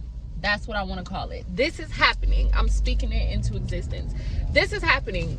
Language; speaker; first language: English; native; English